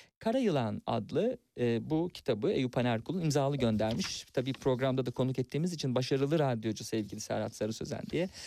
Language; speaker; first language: Turkish; native; Turkish